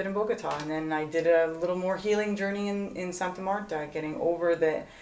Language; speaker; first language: English; native; English